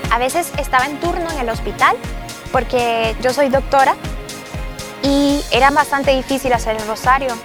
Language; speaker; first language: Spanish; native; Spanish